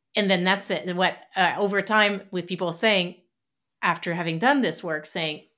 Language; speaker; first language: English; non-native, fluent; French